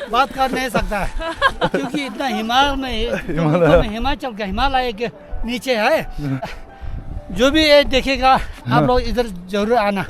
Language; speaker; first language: Hindi; non-native, fluent; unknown